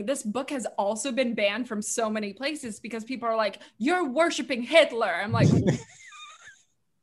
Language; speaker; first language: English; native; English